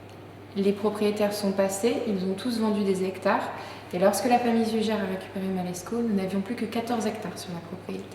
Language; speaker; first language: French; native; French